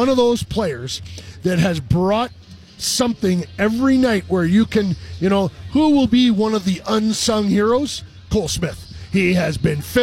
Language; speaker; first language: English; native; English